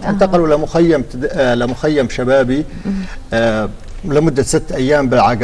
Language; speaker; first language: Arabic; native; Arabic